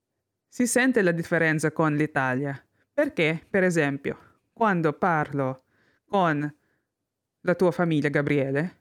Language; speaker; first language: Italian; non-native, learner; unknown